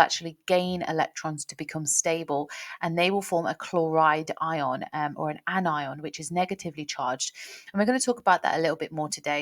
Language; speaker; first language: English; native; English